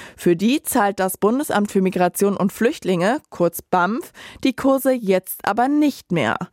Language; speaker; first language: German; native; German